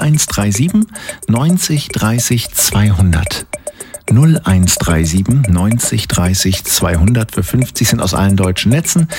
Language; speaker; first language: German; native; German